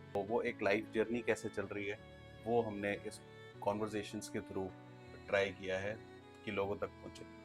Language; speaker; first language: Hindi; native; Hindi